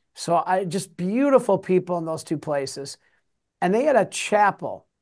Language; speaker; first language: English; native; English